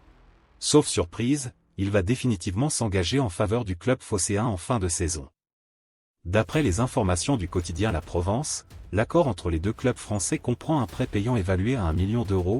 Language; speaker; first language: French; native; French